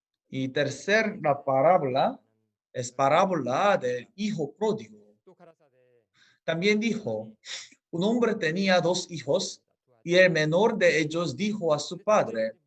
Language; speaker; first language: Spanish; non-native, fluent; Korean